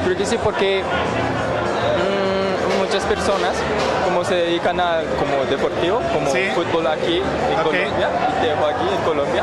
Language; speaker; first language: Spanish; non-native, learner; Japanese